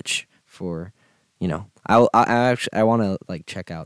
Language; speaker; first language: English; native; English